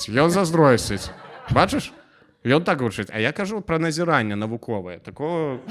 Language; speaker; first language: Belarusian; non-native, local second language; Russian